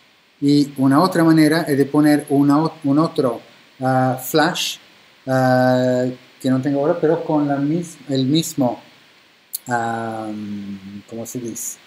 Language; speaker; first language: Spanish; non-native, fluent; Italian